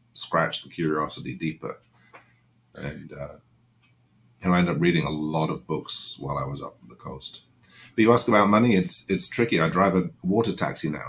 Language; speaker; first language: English; native; English